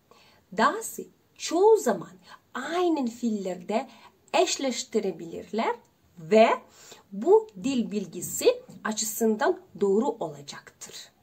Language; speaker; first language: Turkish; non-native, learner; Russian